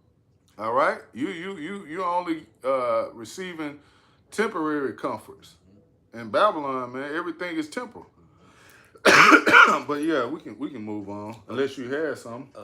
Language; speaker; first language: English; native; English